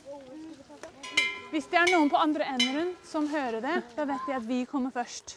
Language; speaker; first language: Norwegian; non-native, fluent; English